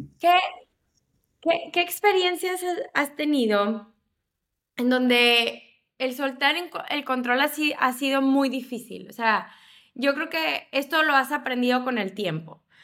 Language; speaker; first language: Spanish; native; Spanish